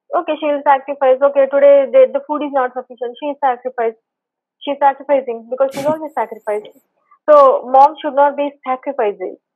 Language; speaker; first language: English; non-native, local second language; Telugu